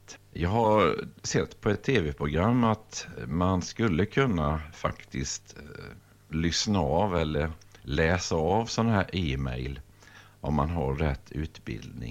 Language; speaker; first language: Swedish; native; Swedish